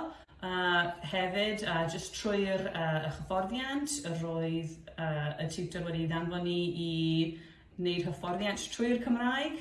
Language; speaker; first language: Welsh; non-native, fluent; English